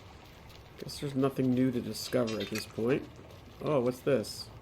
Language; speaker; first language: English; native; English